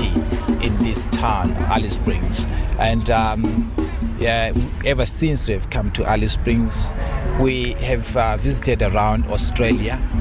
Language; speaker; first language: English; non-native, local second language; Shona